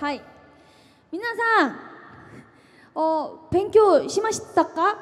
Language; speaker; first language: Japanese; non-native, learner; Korean